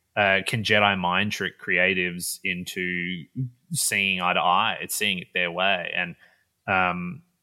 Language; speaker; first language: English; native; English